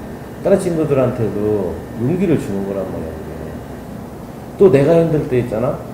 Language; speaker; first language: Korean; native; Korean